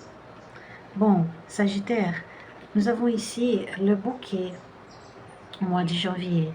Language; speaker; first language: French; non-native, fluent; Portuguese